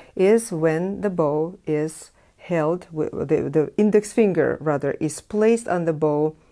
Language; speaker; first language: English; non-native, fluent; Russian